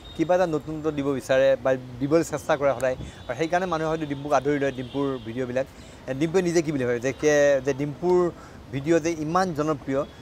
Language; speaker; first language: Assamese; native; Assamese